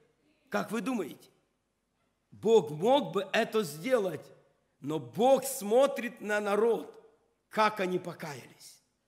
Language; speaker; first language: Russian; non-native, local second language; Ukrainian